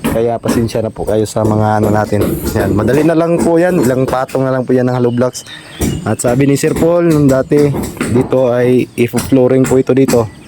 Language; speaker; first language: Filipino; non-native, local second language; Cebuano